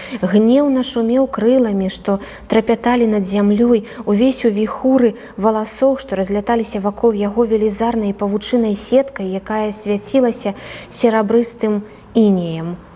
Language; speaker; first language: Belarusian; native; Belarusian